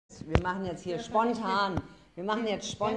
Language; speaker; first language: German; native; German